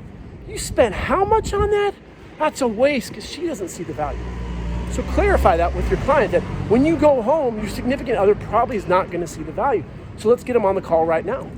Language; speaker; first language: English; native; English